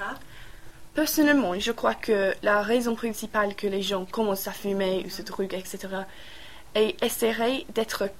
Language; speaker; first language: French; non-native, learner; English